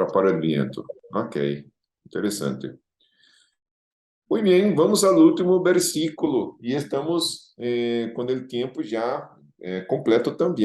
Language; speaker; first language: Spanish; non-native, fluent; Portuguese